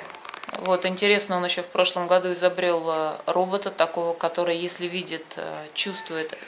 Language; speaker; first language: Russian; native; Russian